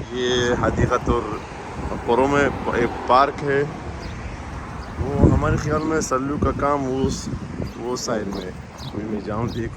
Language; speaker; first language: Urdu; non-native, learner; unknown